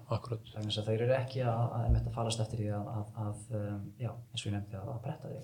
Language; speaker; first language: Icelandic; early bilingual, heritage; Icelandic